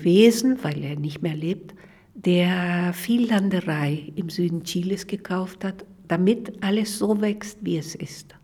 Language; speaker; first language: German; non-native, fluent; Spanish